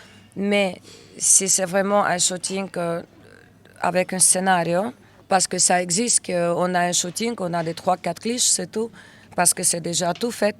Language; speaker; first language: French; non-native, learner; Russian